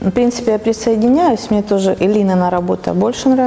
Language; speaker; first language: Russian; native; Russian